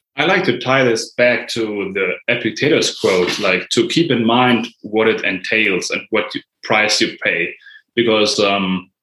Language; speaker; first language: English; non-native, fluent; German